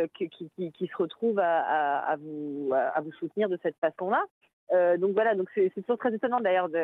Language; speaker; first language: French; native; French